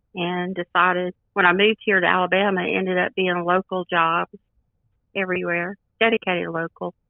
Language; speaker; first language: English; native; English